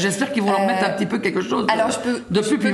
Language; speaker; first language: French; native; French